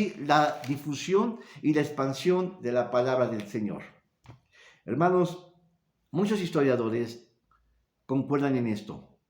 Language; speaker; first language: Spanish; native; Spanish